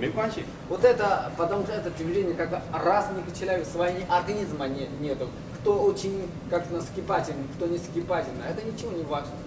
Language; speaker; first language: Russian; non-native, learner; Chinese